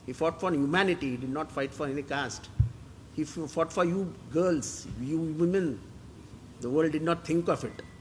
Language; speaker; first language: English; non-native, local second language; Marathi